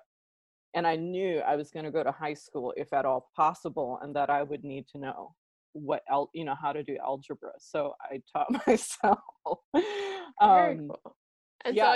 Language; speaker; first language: English; early bilingual, other home language; Pennsylvania German